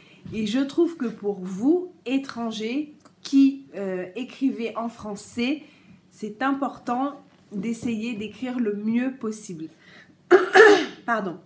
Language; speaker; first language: French; native; French